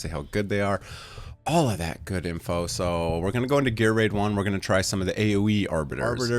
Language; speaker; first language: English; native; English